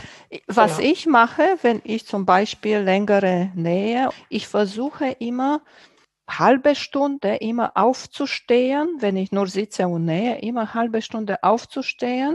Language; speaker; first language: German; non-native, fluent; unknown